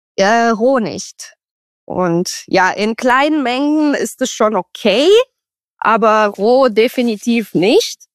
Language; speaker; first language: German; non-native, fluent; Romanian